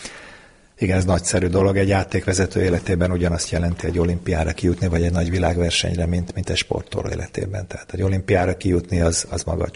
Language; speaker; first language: Hungarian; native; Hungarian